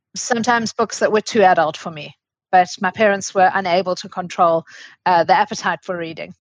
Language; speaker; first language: English; native; English